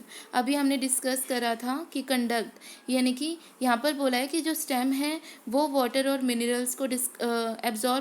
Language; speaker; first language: Hindi; native; Hindi